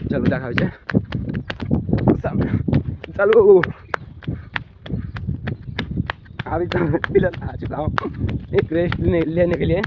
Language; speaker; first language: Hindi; non-native, local second language; Bangla